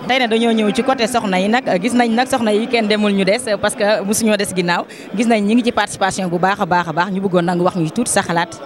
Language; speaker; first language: Wolof; native; Wolof